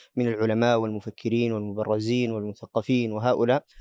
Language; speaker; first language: Arabic; native; Arabic